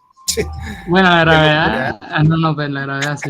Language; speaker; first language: Spanish; native; Spanish